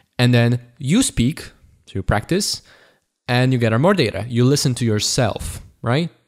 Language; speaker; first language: English; non-native, fluent; Polish